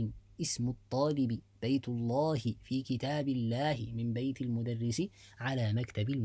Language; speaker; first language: Arabic; non-native, fluent; English